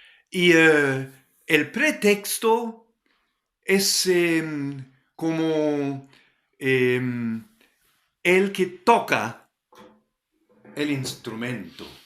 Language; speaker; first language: Spanish; non-native, fluent; German